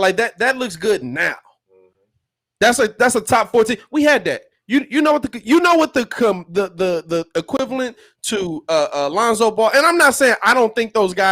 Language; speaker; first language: English; native; English